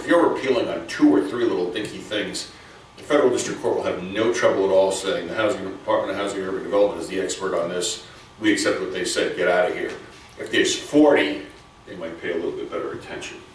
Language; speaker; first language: English; native; English